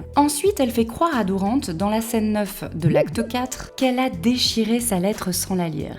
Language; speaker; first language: French; native; French